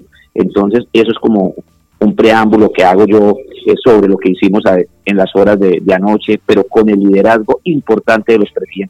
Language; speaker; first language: Spanish; native; Spanish